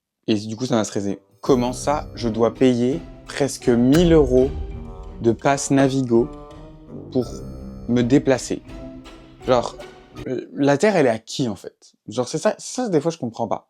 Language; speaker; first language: French; native; French